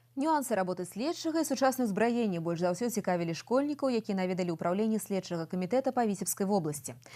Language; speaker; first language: Belarusian; non-native, local second language; Russian